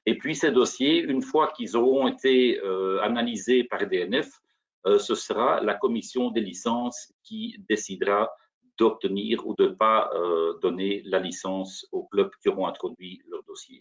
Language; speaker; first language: French; native; French